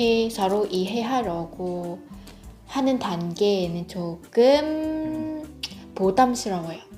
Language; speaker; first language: Korean; non-native, fluent; Vietnamese